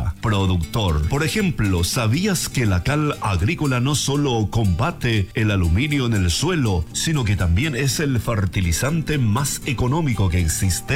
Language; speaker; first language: Spanish; native; Spanish